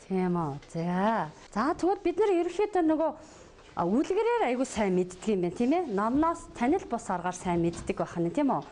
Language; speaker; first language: Mongolian; native; Mongolian